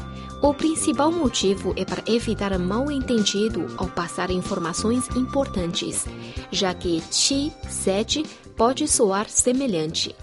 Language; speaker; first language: Portuguese; non-native, fluent; Chinese